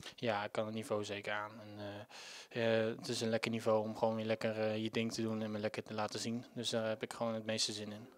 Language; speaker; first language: Dutch; native; Dutch